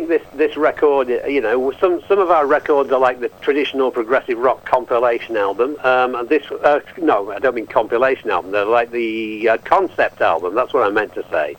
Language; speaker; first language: English; native; English